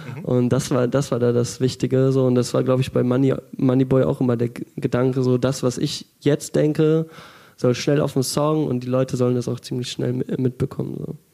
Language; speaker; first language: German; early bilingual, other home language; Russian